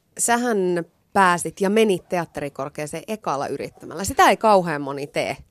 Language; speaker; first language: Finnish; native; Finnish